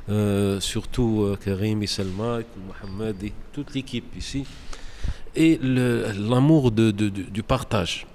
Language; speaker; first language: French; non-native, local second language; Arabic